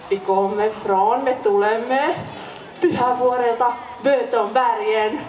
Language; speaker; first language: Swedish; non-native, local second language; Finnish